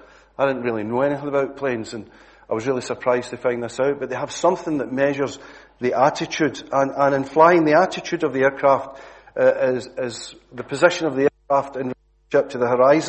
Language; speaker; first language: English; native; English